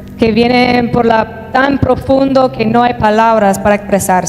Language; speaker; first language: Spanish; native; Spanish